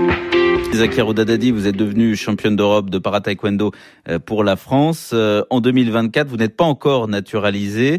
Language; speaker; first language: French; native; French